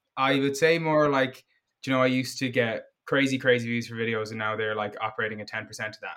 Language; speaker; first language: English; native; English